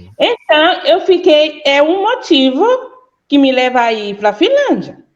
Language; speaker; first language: Portuguese; non-native, fluent; Haitian Creole